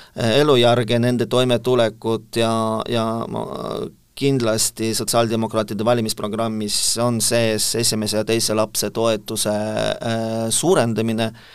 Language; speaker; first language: Estonian; non-native, local second language; Russian